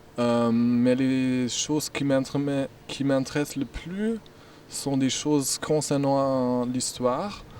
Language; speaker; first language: French; non-native, fluent; German